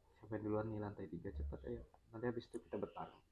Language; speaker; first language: Indonesian; native; Indonesian